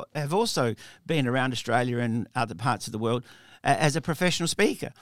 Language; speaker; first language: English; early bilingual, other home language; Italian